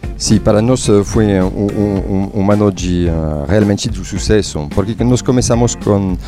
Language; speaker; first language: Portuguese; non-native, fluent; French